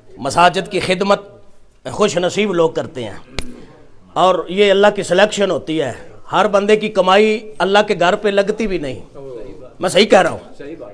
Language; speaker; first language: Urdu; non-native, local second language; Punjabi